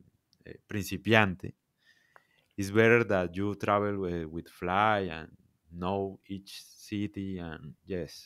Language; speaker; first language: English; non-native, learner; Spanish